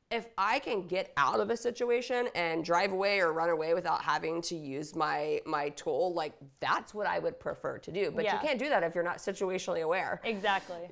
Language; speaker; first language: English; native; English